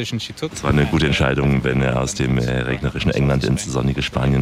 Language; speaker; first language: German; native; German